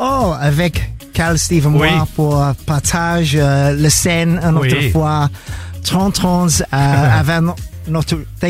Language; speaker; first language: French; non-native, learner; English